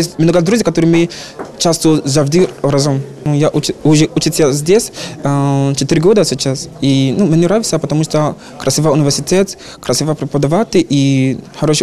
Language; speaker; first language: Ukrainian; non-native, learner; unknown